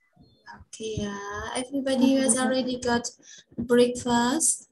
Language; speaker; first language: English; non-native, fluent; Indonesian